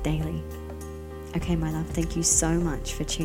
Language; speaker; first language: English; native; English